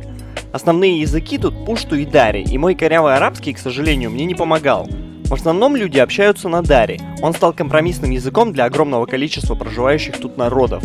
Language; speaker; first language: Russian; native; Russian